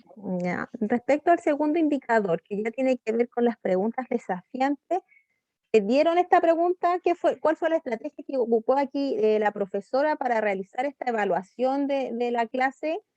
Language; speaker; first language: Spanish; native; Spanish